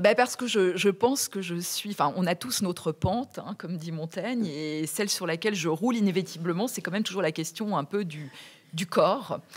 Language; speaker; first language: French; native; French